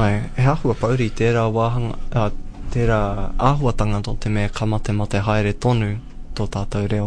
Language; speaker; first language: Māori; non-native, local second language; English